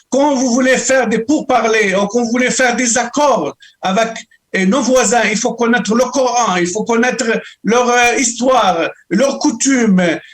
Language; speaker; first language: French; non-native, local second language; Arabic